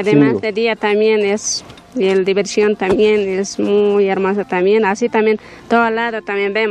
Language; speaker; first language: Spanish; native; Spanish